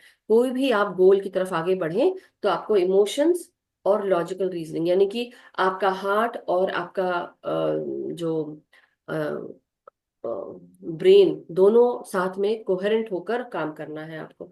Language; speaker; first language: Hindi; native; Hindi